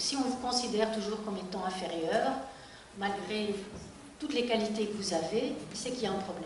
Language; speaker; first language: French; native; French